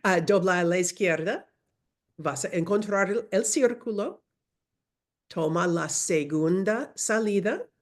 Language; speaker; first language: Spanish; non-native, fluent; English